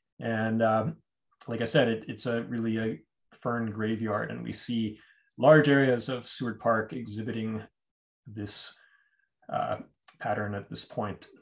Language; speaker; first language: English; native; English